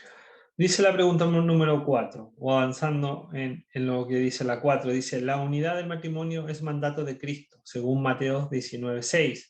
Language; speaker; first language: Spanish; native; Spanish